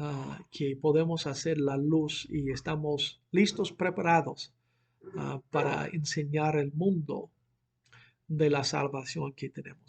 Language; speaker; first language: Spanish; non-native, fluent; English